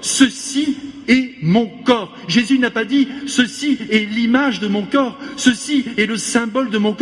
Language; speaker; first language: French; native; French